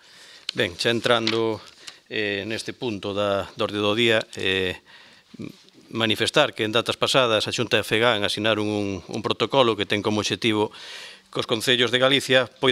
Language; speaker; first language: Galician; native; Galician